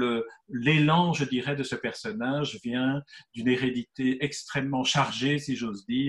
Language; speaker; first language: French; native; French